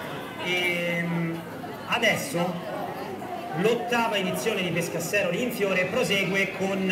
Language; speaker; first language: Italian; native; Italian